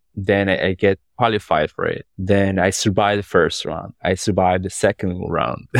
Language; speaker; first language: English; non-native, fluent; Spanish